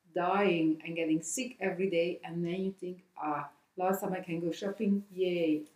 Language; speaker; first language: English; non-native, fluent; Dutch